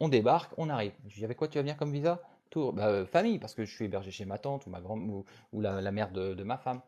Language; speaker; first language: French; native; French